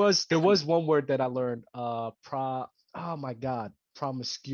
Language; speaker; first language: English; native; English